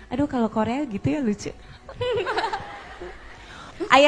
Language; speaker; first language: Indonesian; native; Indonesian